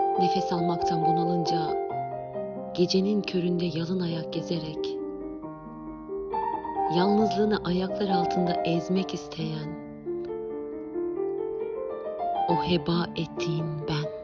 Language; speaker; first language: Turkish; native; Turkish